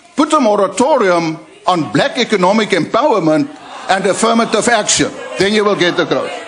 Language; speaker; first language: English; non-native, local second language; Afrikaans